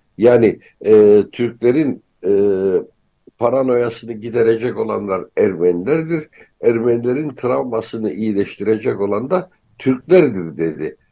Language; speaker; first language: Turkish; native; Turkish